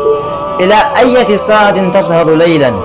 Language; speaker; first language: Arabic; non-native, learner; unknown